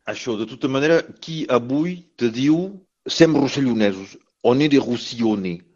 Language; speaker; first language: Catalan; native; Catalan